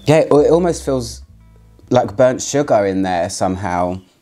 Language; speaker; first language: English; native; English